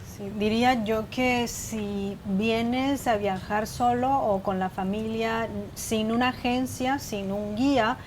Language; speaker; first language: Spanish; non-native, fluent; Chinese